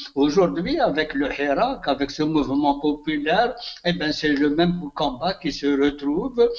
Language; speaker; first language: French; non-native, local second language; Kabyle